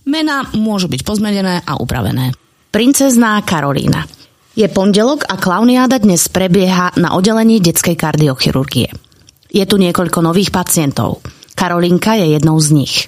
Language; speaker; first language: Slovak; native; Slovak